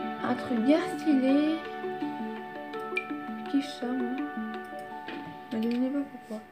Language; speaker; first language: French; native; French